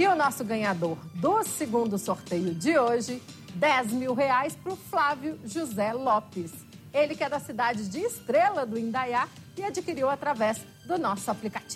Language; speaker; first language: Portuguese; native; Portuguese